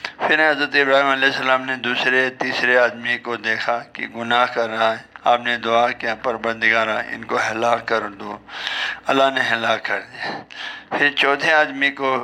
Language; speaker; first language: Urdu; non-native, local second language; Balti